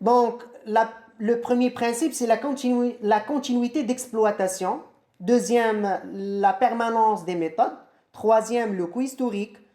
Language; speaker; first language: French; non-native, local second language; Arabic